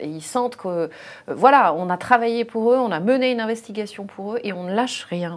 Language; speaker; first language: French; native; French